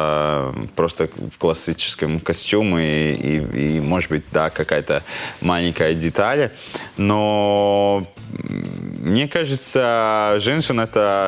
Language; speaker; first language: Russian; non-native, local second language; Latvian